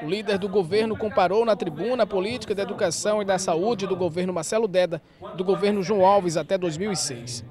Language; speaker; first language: Portuguese; native; Portuguese